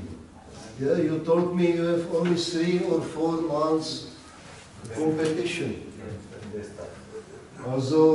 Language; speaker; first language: English; non-native, learner; Czech